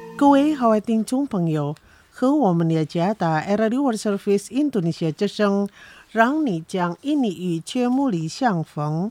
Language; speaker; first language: Chinese; early bilingual, heritage; Chinese